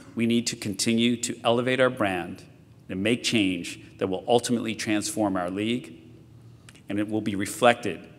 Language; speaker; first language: English; native; English